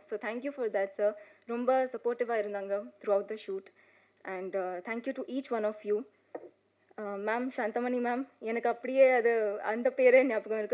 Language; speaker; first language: Tamil; non-native, fluent; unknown